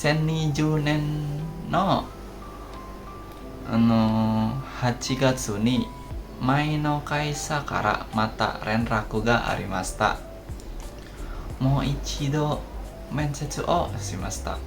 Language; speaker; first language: Japanese; non-native, learner; Indonesian